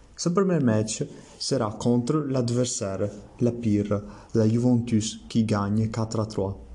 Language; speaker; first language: French; non-native, learner; Italian